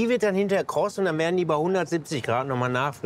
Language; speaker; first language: German; native; German